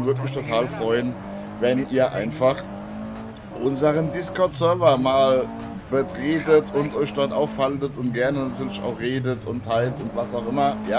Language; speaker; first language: German; native; German